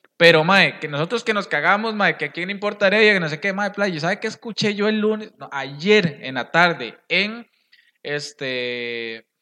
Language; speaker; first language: Spanish; native; Spanish